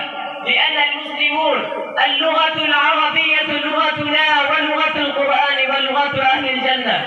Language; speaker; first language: Arabic; non-native, learner; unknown